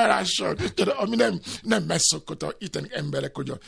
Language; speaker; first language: Hungarian; non-native, fluent; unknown